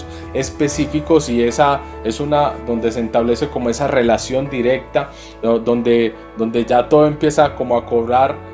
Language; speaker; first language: Spanish; native; Spanish